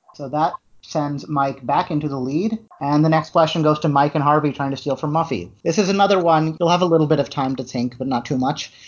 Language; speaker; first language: English; native; English